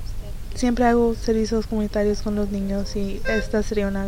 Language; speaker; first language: Spanish; early bilingual, heritage; Spanish